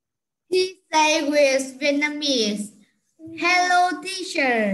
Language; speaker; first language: English; non-native, learner; Vietnamese